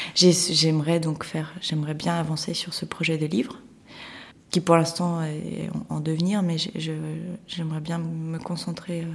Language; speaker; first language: French; early bilingual, other home language; Russian